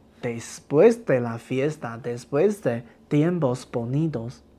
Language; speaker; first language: Spanish; non-native, learner; Chinese